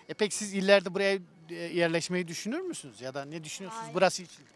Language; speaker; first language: Turkish; native; Turkish